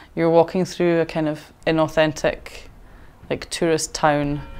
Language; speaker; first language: English; native; English